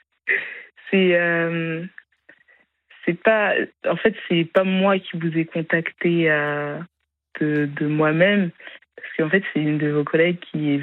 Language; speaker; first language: French; native; French